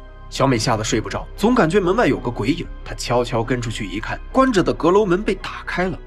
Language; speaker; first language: Chinese; native; Chinese